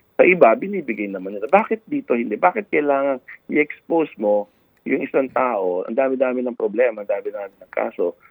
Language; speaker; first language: Filipino; native; Filipino